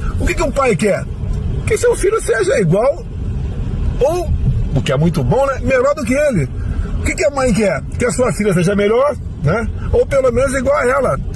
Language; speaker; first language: Portuguese; native; Portuguese